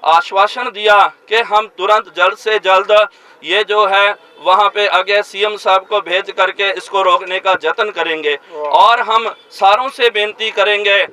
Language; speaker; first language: Hindi; non-native, local second language; Punjabi